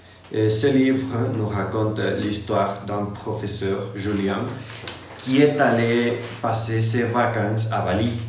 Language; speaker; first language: French; non-native, learner; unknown